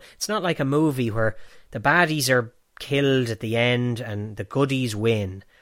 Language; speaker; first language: English; native; English